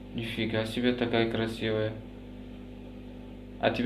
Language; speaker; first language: Russian; non-native, local second language; Tajik